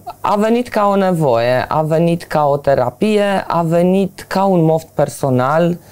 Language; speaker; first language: Romanian; native; Romanian